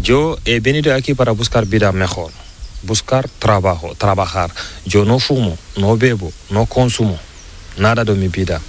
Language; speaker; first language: Spanish; non-native, learner; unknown